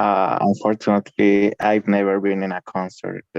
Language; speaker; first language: English; non-native, learner; Spanish